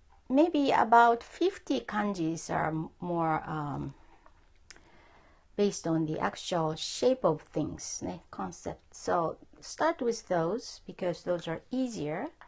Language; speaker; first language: English; non-native, fluent; Japanese